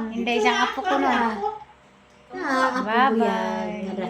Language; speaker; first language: Filipino; non-native, local second language; Cebuano